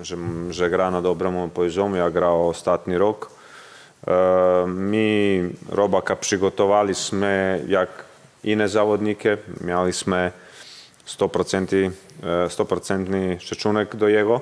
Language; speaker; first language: Polish; non-native, learner; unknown